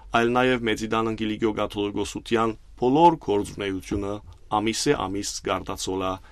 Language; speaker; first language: Armenian; early bilingual, heritage; Armenian